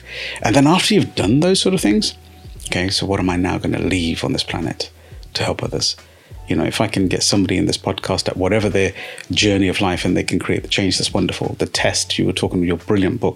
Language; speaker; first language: English; native; English